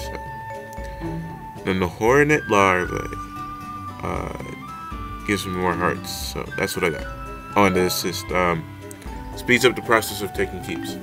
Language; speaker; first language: English; native; English